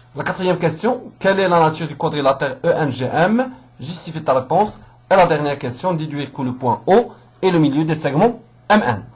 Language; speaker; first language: French; non-native, local second language; Arabic